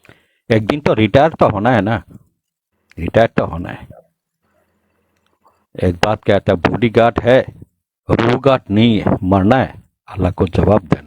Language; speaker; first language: Hindi; non-native, learner; Bangla